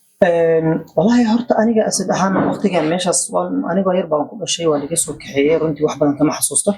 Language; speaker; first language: Somali; native; Somali